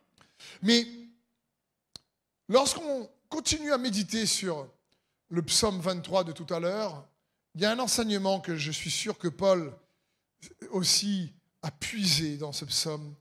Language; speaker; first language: French; native; French